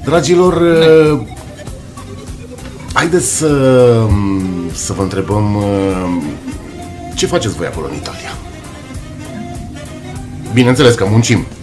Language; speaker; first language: Romanian; native; Romanian